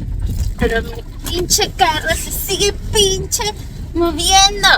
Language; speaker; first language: Spanish; early bilingual, heritage; Spanish